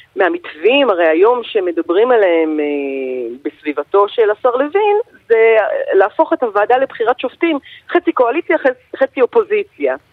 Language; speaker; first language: Hebrew; native; Hebrew